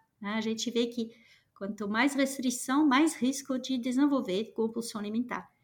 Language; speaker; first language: Portuguese; non-native, fluent; French